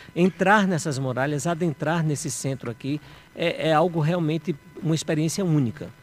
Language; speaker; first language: Portuguese; native; Portuguese